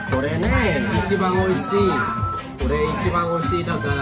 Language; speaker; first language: Japanese; non-native, learner; Vietnamese